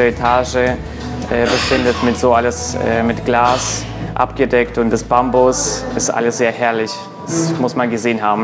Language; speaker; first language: German; non-native, fluent; Russian